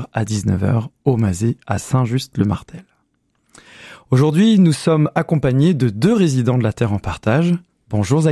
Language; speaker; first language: French; native; French